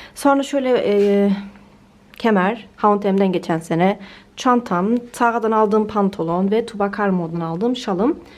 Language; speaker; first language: Turkish; early bilingual, heritage; Turkish